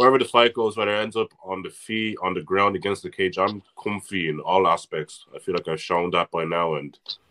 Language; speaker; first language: English; native; English